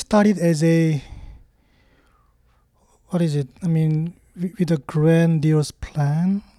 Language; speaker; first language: English; non-native, fluent; Korean